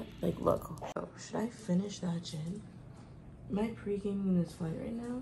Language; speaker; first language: English; native; English